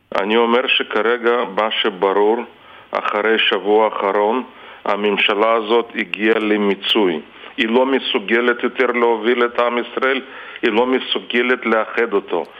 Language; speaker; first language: Hebrew; non-native, fluent; Russian